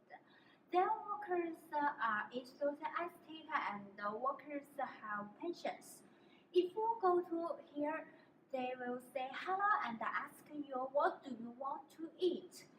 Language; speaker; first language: English; non-native, learner; Chinese